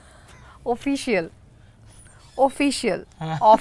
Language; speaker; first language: Telugu; non-native, learner; Bangla